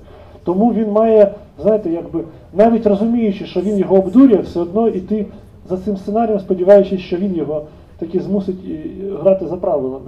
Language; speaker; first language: Ukrainian; native; Ukrainian